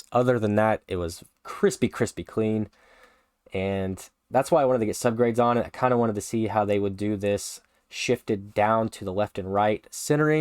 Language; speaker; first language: English; native; English